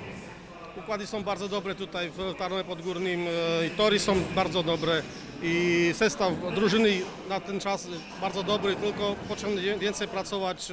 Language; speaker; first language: Polish; non-native, learner; Slovak